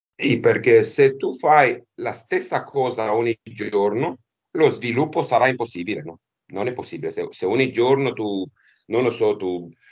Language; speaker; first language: Italian; non-native, fluent; Romanian